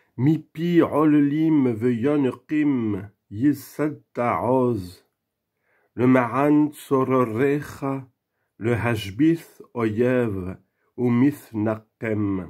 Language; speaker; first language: Hebrew; non-native, learner; French